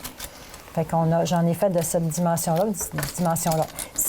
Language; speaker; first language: French; native; French